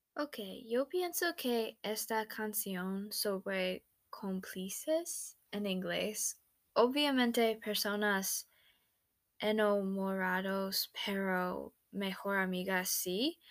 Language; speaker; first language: Spanish; non-native, fluent; English